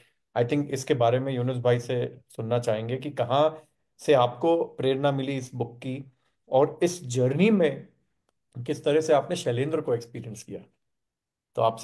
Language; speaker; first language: Hindi; native; Hindi